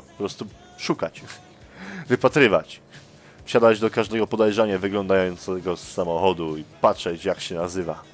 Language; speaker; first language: Polish; native; Polish